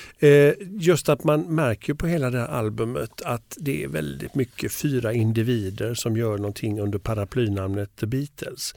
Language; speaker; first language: Swedish; native; Swedish